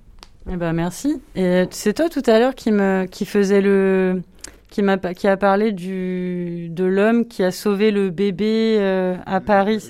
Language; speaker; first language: French; native; French